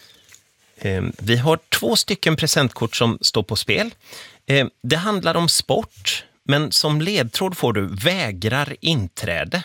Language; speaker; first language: Swedish; native; Swedish